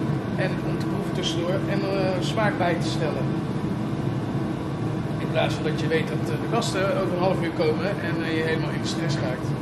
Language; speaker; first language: Dutch; native; Dutch